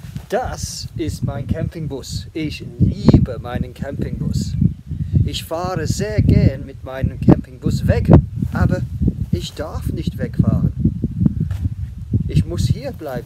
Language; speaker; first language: German; non-native, fluent; English